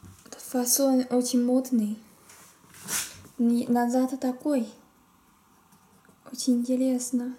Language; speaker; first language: Russian; non-native, learner; Chinese